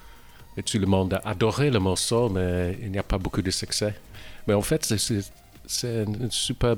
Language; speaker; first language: French; non-native, learner; English